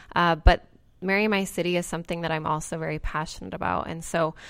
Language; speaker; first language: English; native; English